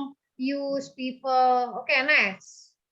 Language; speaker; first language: English; non-native, learner; Indonesian